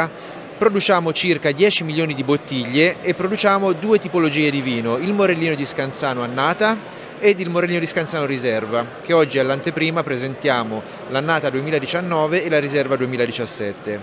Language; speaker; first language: Italian; native; Italian